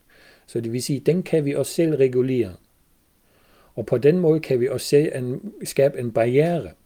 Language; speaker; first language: Danish; non-native, fluent; German